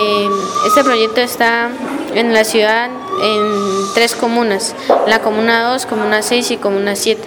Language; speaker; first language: Spanish; native; Spanish